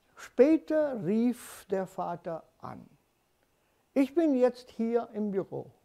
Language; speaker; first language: German; non-native, fluent; Hindi